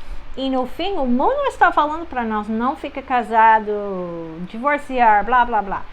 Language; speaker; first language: Portuguese; non-native, fluent; English